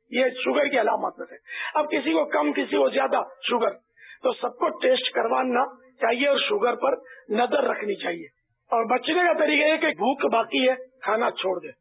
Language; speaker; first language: Urdu; native; Urdu